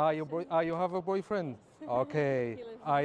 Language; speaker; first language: English; non-native, learner; French